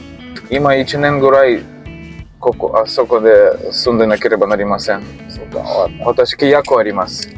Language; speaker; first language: Japanese; non-native, learner; Russian